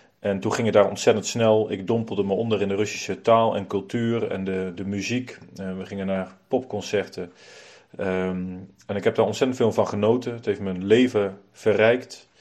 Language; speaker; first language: Dutch; native; Dutch